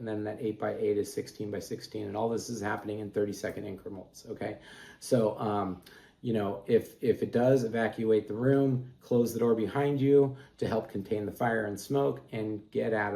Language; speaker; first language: English; native; English